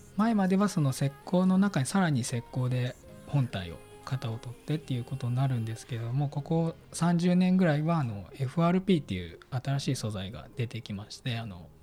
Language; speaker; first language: Japanese; native; Japanese